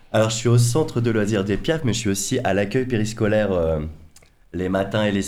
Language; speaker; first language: French; native; French